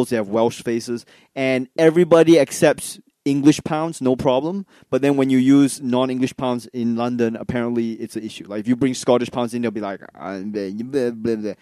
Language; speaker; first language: English; non-native, local second language; Chinese